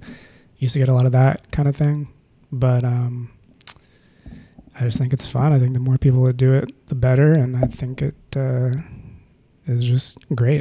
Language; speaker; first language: English; native; English